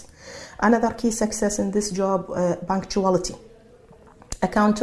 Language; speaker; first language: English; non-native, fluent; Arabic